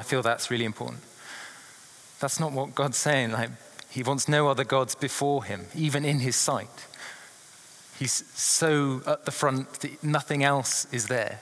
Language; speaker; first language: English; native; English